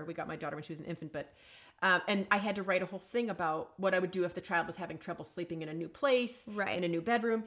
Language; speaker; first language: English; native; English